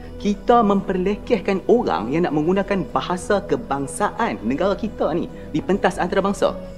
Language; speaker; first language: Malay; native; Malay